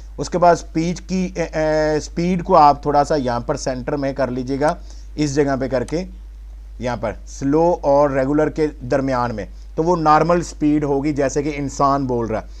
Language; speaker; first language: Urdu; non-native, local second language; Punjabi